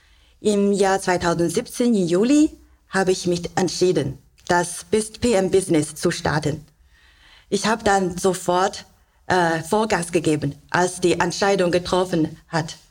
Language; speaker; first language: German; non-native, learner; Chinese